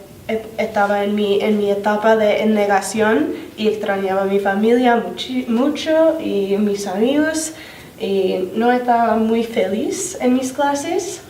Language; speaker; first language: Spanish; non-native, learner; English